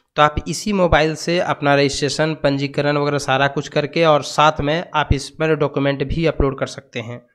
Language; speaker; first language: Hindi; native; Hindi